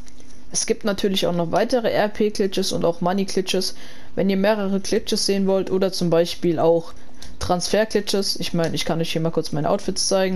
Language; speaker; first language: German; native; German